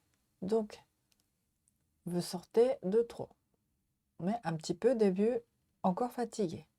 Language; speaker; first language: French; non-native, learner; Japanese